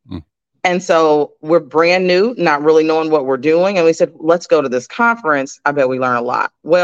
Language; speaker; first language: English; native; English